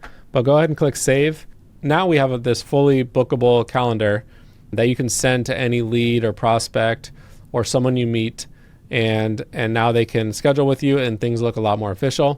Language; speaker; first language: English; native; English